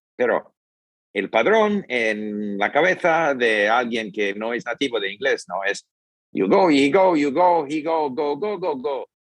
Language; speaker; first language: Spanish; non-native, fluent; English